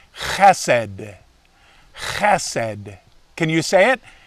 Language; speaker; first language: English; native; English